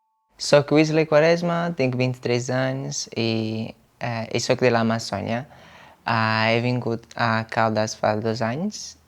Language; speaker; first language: Catalan; non-native, fluent; Portuguese